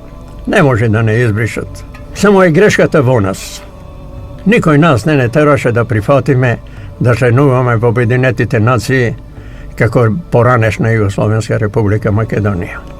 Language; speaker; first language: Macedonian; native; Macedonian